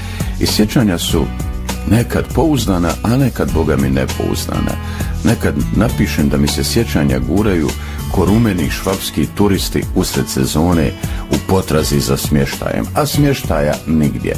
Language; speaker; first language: Bosnian; native; Bosnian